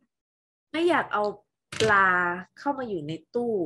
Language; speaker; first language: Thai; native; Thai